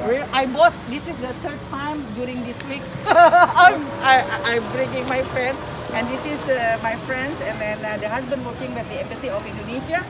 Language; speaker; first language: English; non-native, learner; Indonesian